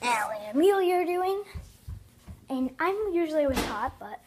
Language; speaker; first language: English; native; English